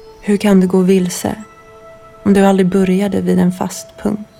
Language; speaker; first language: Swedish; non-native, fluent; Croatian